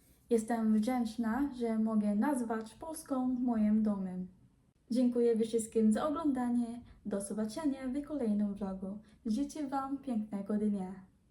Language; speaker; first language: Polish; non-native, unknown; Hiligaynon